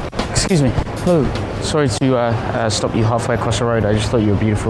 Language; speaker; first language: English; native; English